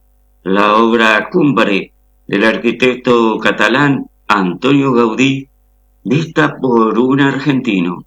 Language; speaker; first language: Spanish; native; Spanish